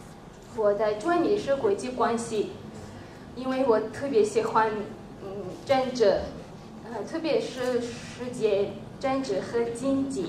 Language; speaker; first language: Chinese; non-native, learner; Georgian